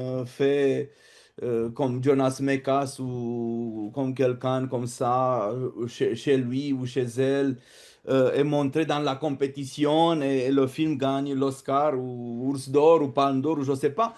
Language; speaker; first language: French; non-native, fluent; Romanian